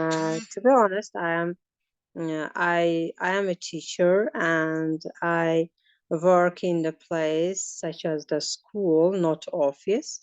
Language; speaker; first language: English; non-native, learner; Azerbaijani